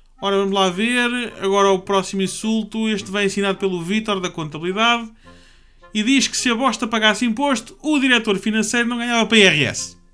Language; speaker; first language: Portuguese; native; Portuguese